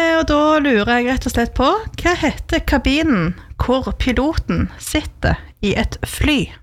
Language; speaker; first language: Norwegian; native; Norwegian